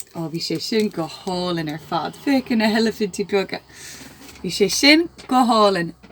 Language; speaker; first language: Irish; native; Irish